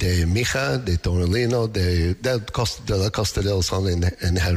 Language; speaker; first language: Spanish; non-native, learner; English